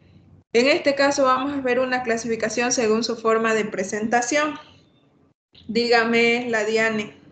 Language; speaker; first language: Spanish; native; Spanish